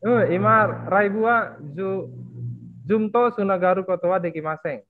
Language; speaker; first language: Japanese; non-native, fluent; Indonesian